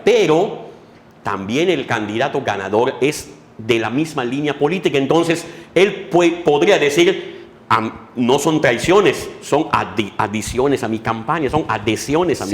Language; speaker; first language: Spanish; native; Spanish